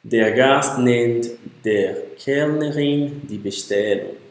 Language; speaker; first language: German; non-native, learner; Portuguese